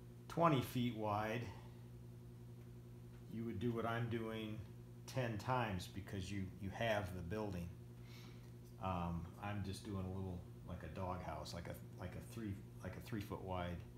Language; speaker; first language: English; native; English